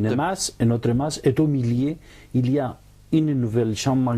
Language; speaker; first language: French; non-native, learner; Catalan